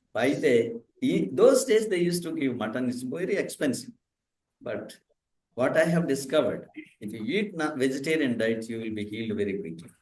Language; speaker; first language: English; non-native, local second language; Telugu